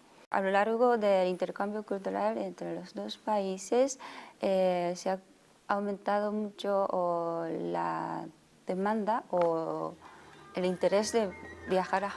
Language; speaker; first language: Spanish; non-native, fluent; Japanese